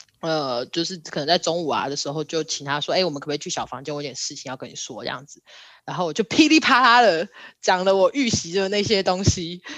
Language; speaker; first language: Chinese; native; Chinese